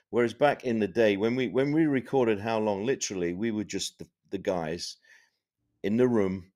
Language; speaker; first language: English; native; English